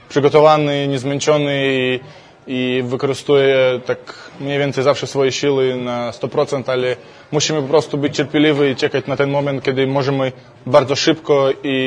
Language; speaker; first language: Polish; non-native, fluent; Russian